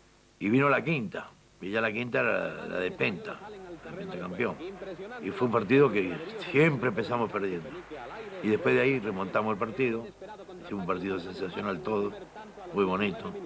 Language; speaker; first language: Spanish; native; Spanish